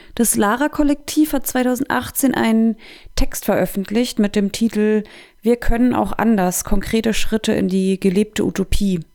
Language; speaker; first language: German; native; German